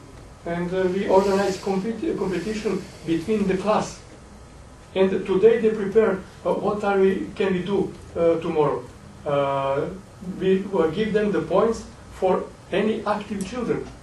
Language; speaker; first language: English; non-native, fluent; Serbian